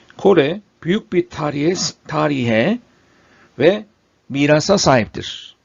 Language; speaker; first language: Turkish; non-native, fluent; Korean